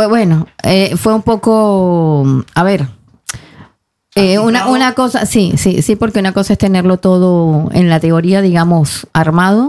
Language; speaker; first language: Spanish; native; Spanish